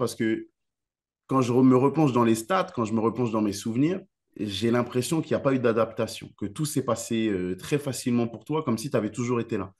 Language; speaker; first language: French; native; French